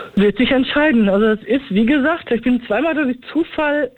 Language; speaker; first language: German; native; German